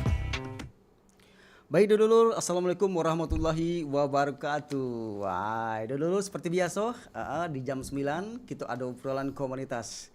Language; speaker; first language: Indonesian; native; Indonesian